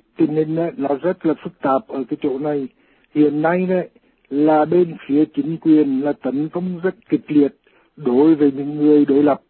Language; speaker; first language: Vietnamese; native; Vietnamese